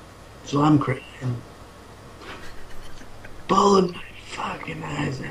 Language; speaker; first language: English; native; English